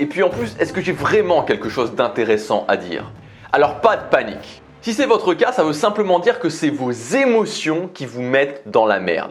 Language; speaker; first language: French; native; French